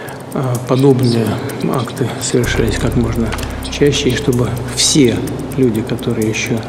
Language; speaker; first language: Russian; native; Russian